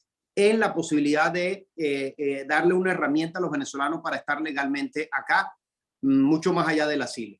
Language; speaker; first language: Spanish; native; Spanish